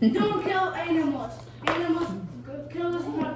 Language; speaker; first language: English; non-native, learner; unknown